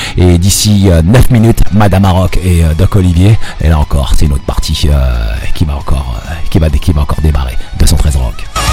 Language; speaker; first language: French; non-native, local second language; Arabic